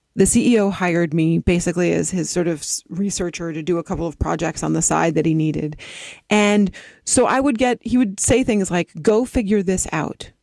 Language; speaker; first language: English; native; English